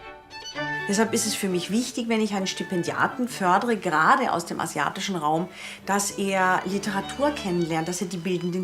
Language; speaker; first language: German; native; German